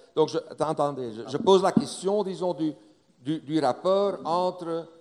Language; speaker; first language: French; native; French